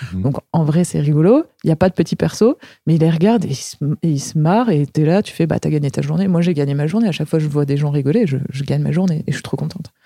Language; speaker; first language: French; native; French